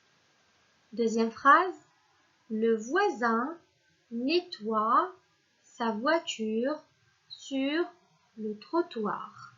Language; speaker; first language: French; non-native, local second language; Arabic